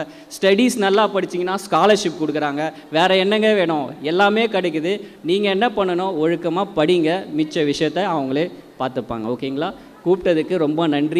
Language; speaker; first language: Tamil; native; Tamil